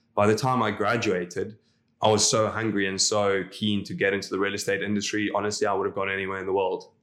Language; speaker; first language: English; non-native, local second language; Afrikaans